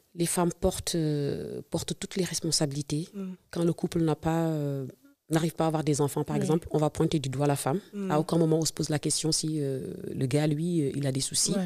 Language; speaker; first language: French; non-native, local second language; Serer